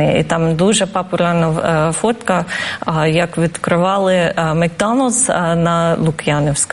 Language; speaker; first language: Ukrainian; non-native, fluent; English